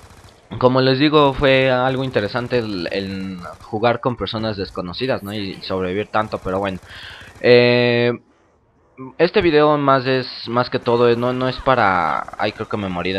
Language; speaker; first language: Spanish; native; Spanish